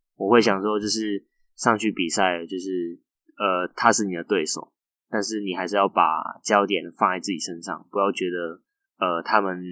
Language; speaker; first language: Chinese; non-native, fluent; Cantonese